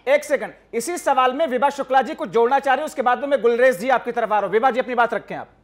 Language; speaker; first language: Hindi; native; Hindi